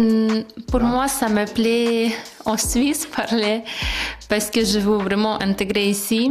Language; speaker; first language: French; non-native, learner; Ukrainian